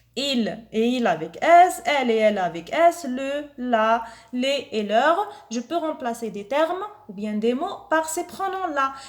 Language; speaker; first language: French; non-native, local second language; Arabic